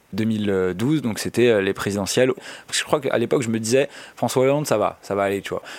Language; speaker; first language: French; native; French